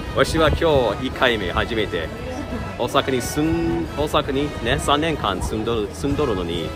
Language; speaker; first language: Japanese; non-native, fluent; English